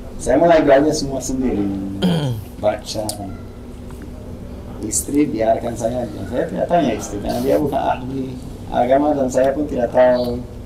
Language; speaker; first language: Indonesian; non-native, fluent; Swedish